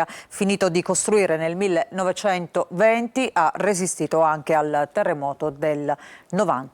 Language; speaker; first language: Italian; native; Italian